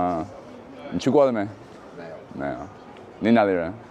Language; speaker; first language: Chinese; non-native, fluent; English